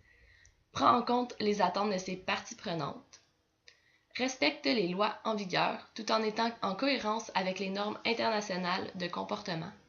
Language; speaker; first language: French; native; French